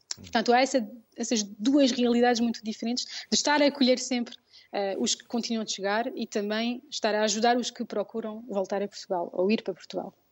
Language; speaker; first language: Portuguese; early bilingual, heritage; Portuguese